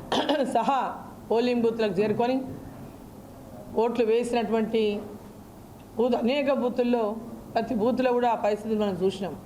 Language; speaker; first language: Telugu; native; Telugu